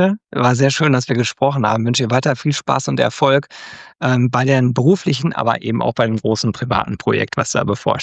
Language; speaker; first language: German; native; German